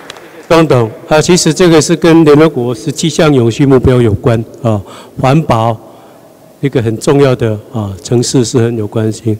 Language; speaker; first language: Chinese; native; Chinese